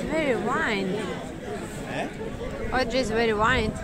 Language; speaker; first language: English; non-native, learner; Russian